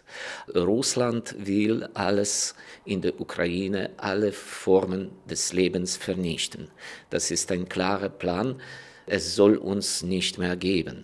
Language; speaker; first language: German; non-native, fluent; Ukrainian